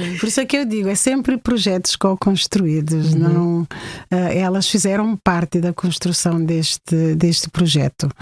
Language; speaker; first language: Portuguese; non-native, local second language; Kabuverdianu